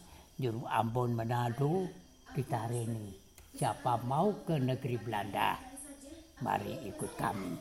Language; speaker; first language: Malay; non-native, local second language; Javanese